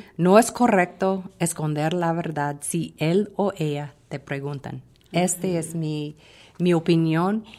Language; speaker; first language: Spanish; non-native, fluent; English